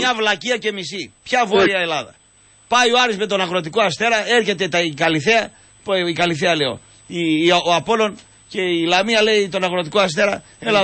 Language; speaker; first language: Greek; native; Greek